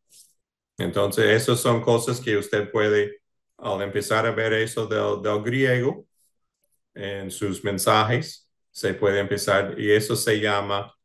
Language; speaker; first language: Spanish; non-native, fluent; English